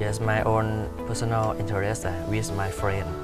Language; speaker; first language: English; non-native, learner; Thai